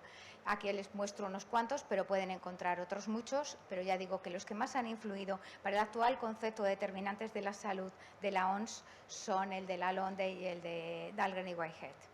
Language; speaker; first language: Spanish; native; Spanish